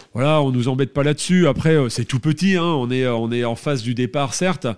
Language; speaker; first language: French; native; French